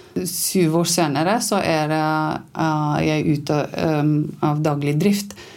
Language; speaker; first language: Norwegian; non-native, fluent; Romanian